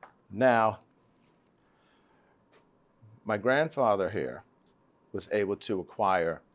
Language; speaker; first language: English; native; English